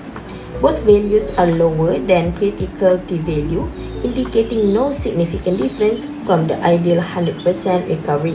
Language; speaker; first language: English; non-native, local second language; Malay